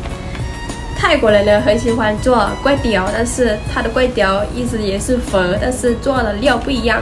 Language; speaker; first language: Chinese; non-native, fluent; Lao